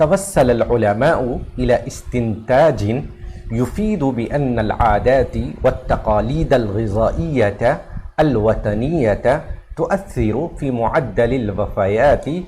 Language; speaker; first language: Arabic; non-native, fluent; Urdu